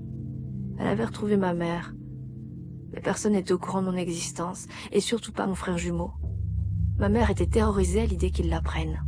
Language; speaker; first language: French; native; French